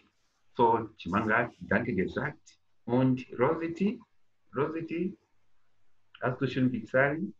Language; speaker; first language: German; non-native, fluent; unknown